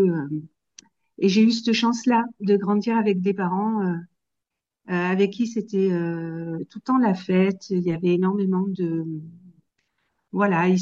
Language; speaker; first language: French; native; French